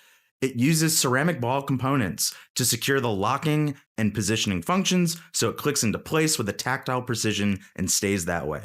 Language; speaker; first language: English; native; English